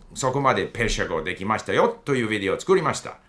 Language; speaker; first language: Japanese; non-native, fluent; English